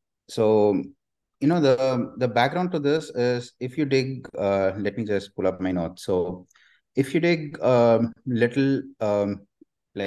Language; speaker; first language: English; non-native, local second language; Tamil